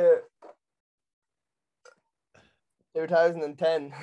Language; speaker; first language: English; native; English